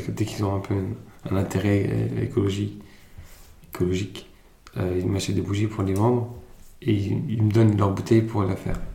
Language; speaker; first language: French; early bilingual, other home language; Italian